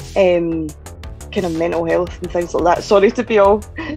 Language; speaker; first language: English; native; English